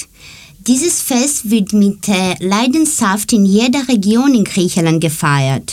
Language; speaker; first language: German; non-native, learner; Greek